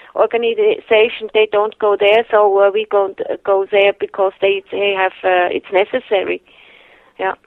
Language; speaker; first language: English; non-native, fluent; Swiss German